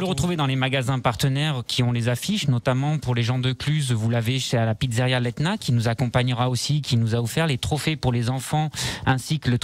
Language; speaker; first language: French; native; French